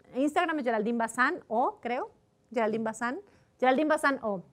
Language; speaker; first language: Spanish; native; Spanish